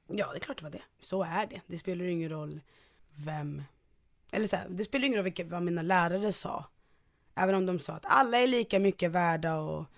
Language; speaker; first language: Swedish; early bilingual, other home language; Ganda